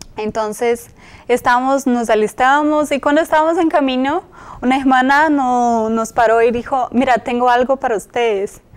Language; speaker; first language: Spanish; non-native, fluent; Portuguese